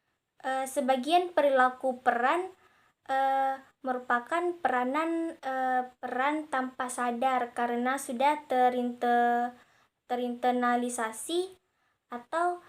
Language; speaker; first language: Indonesian; native; Indonesian